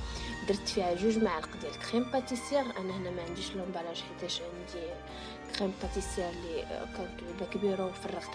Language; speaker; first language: Arabic; native; Arabic